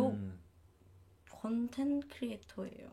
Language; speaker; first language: Korean; non-native, learner; Indonesian